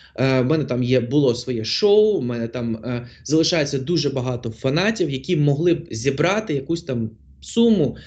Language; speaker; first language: Ukrainian; non-native, local second language; Russian